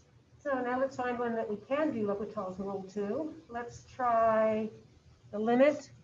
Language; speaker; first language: English; native; English